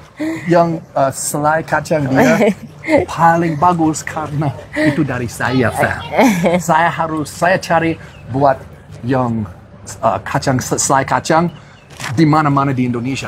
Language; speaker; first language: Indonesian; non-native, fluent; English